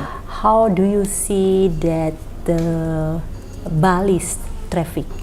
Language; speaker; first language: English; non-native, fluent; Indonesian